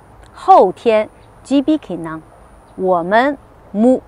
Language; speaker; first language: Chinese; non-native, fluent; Hausa